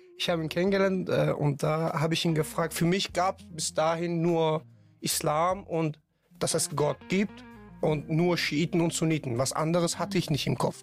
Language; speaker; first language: German; non-native, fluent; Turkish